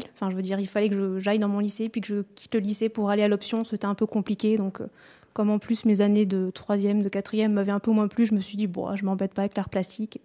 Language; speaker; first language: French; native; French